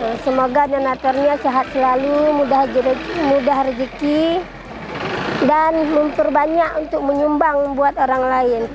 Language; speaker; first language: Indonesian; non-native, local second language; Achinese